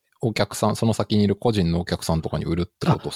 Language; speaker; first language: Japanese; native; Japanese